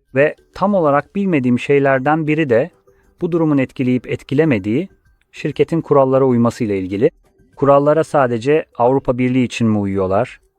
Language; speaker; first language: Turkish; non-native, fluent; Polish